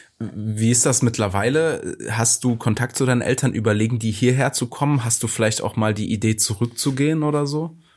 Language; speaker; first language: German; native; German